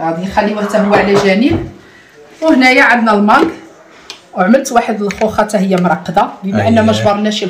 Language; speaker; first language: Arabic; native; Arabic